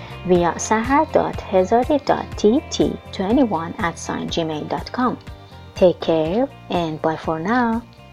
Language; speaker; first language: English; non-native, fluent; Persian